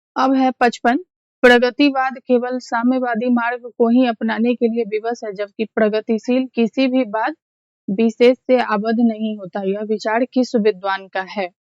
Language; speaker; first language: Hindi; native; Hindi